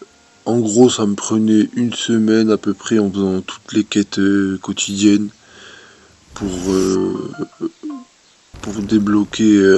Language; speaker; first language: French; native; French